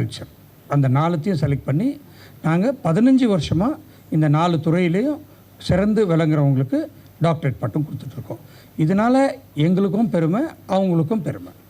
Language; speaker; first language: Tamil; native; Tamil